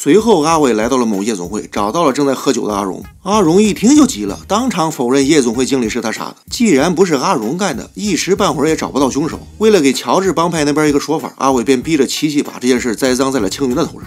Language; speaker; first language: Chinese; native; Chinese